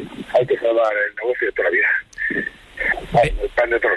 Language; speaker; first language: Spanish; native; Spanish